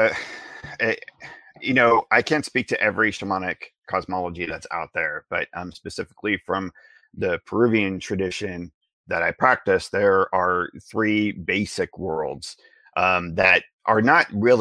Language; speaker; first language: English; native; English